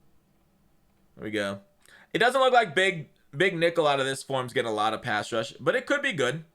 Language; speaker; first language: English; native; English